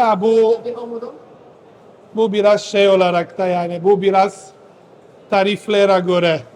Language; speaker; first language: Turkish; non-native, fluent; Italian